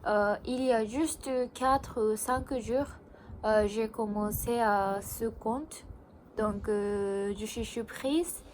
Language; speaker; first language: French; non-native, learner; Japanese